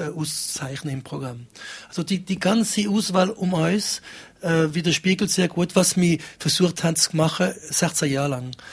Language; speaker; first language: German; non-native, local second language; French